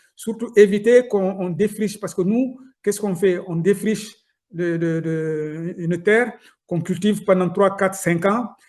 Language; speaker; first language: French; non-native, local second language; Soninke